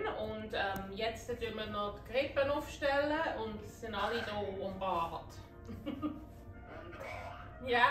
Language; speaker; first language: German; native; German